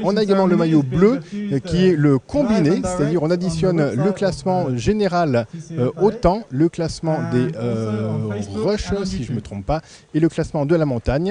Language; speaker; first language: French; native; French